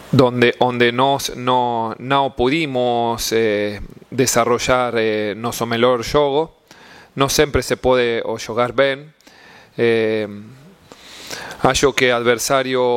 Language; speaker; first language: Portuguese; non-native, learner; Spanish